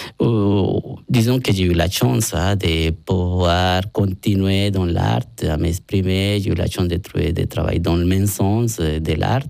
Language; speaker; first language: French; non-native, learner; Spanish